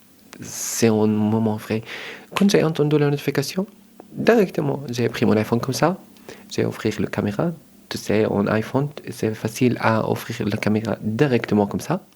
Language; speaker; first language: French; early bilingual, other home language; Arabic